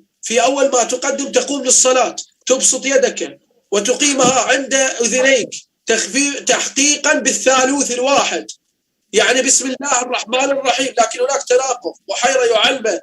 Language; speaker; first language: Arabic; native; Arabic